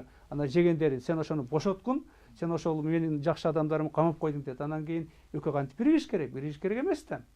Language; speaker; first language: Kyrgyz; native; Kyrgyz